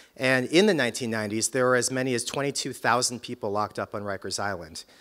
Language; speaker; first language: English; native; English